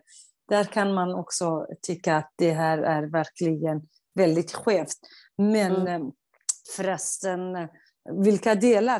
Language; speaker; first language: Swedish; non-native, fluent; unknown